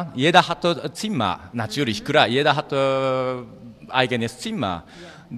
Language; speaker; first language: German; non-native, learner; Japanese